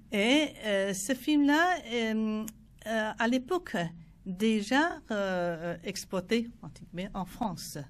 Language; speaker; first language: French; non-native, fluent; Chinese